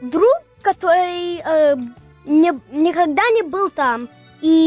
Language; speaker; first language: Russian; early bilingual, heritage; Russian